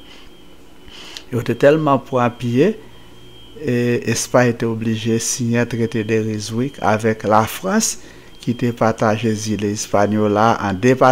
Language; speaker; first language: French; non-native, local second language; Haitian Creole